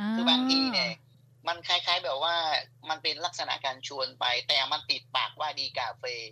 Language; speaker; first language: Thai; non-native, fluent; Vietnamese